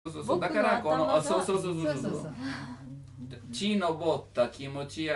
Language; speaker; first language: Japanese; non-native, learner; Italian